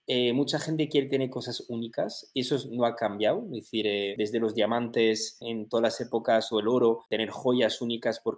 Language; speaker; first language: Spanish; native; Spanish